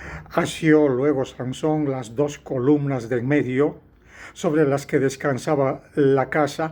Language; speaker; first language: Spanish; native; Spanish